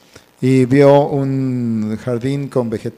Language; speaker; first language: Spanish; native; Spanish